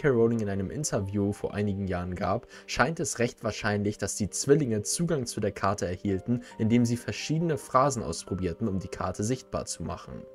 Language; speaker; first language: German; native; German